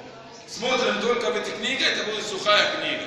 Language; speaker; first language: Russian; non-native, fluent; Arabic